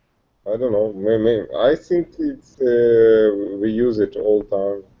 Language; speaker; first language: English; non-native, learner; Russian